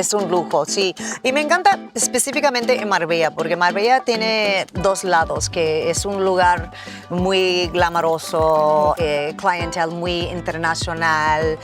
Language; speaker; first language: Spanish; non-native, fluent; English